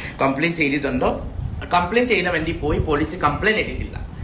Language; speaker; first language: Malayalam; non-native, fluent; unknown